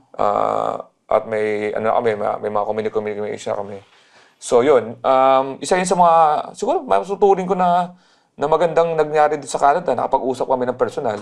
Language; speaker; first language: Filipino; native; Filipino